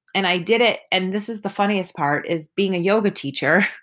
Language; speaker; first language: English; early bilingual, other home language; Spanish